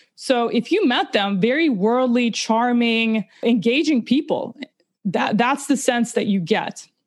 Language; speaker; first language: English; early bilingual, other home language; Russian